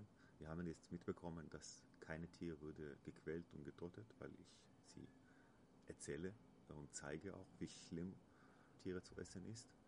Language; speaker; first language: German; non-native, learner; Hebrew